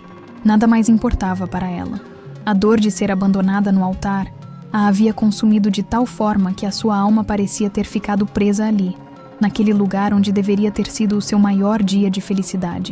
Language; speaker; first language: Portuguese; native; Portuguese